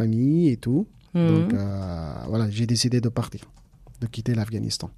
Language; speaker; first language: French; non-native, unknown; Persian